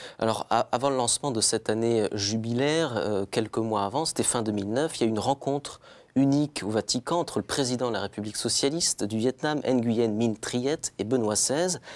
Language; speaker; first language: French; native; French